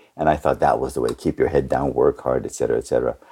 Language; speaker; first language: English; early bilingual, other home language; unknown